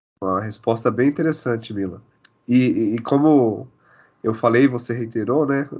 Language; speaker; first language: Portuguese; native; Portuguese